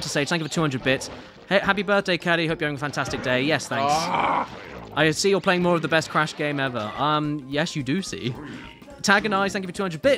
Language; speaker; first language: English; native; English